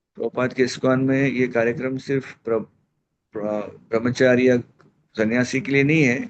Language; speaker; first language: Hindi; non-native, local second language; Marathi